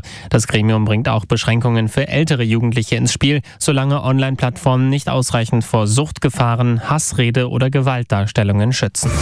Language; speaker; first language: German; native; German